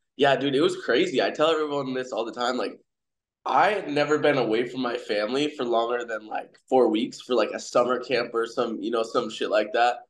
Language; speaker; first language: English; native; English